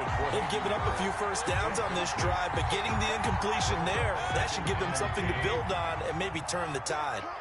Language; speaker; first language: English; native; English